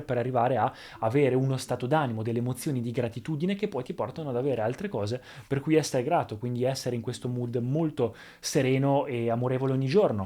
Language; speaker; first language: Italian; native; Italian